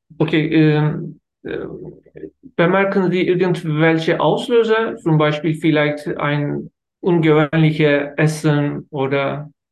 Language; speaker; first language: German; non-native, learner; Turkish